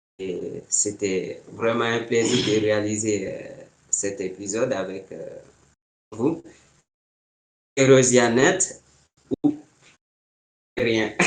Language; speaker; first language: French; non-native, fluent; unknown